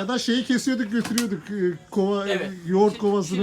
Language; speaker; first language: Turkish; native; Turkish